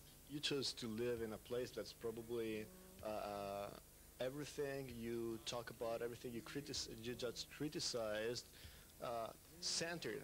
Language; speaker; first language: English; non-native, fluent; Italian